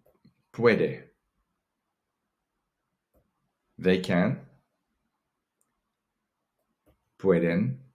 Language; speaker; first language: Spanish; non-native, fluent; English